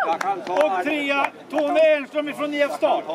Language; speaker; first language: Swedish; native; Swedish